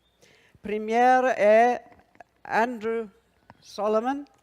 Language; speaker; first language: Portuguese; non-native, fluent; English